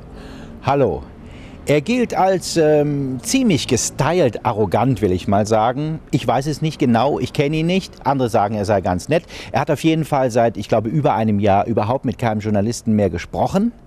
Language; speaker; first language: German; native; German